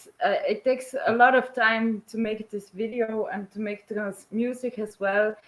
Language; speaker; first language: English; non-native, fluent; German